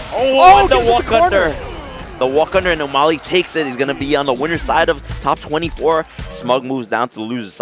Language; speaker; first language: English; native; English